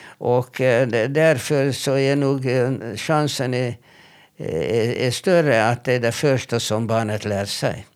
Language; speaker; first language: Swedish; non-native, fluent; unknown